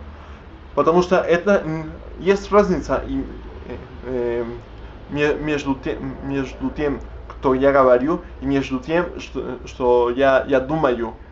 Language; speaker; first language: Russian; non-native, learner; Spanish